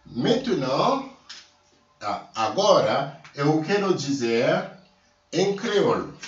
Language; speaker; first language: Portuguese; non-native, learner; Haitian Creole